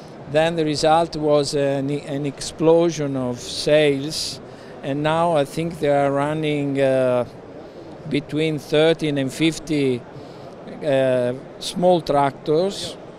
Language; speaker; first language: English; non-native, fluent; Italian